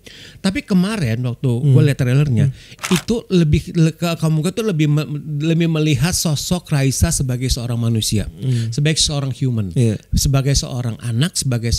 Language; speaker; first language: Indonesian; native; Indonesian